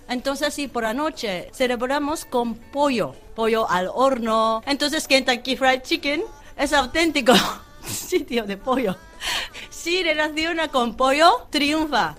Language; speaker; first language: Spanish; non-native, fluent; Japanese